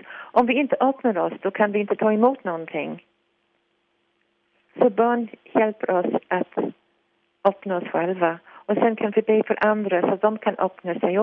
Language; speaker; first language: Swedish; non-native, fluent; English